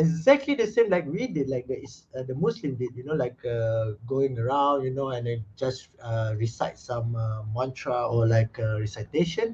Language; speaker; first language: English; non-native, local second language; Malay